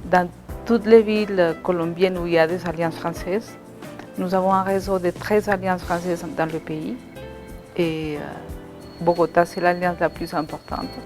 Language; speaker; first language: French; non-native, fluent; Spanish